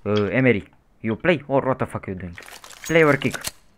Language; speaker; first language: English; non-native, learner; Romanian